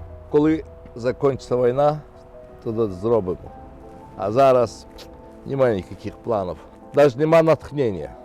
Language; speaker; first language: Ukrainian; non-native, fluent; Azerbaijani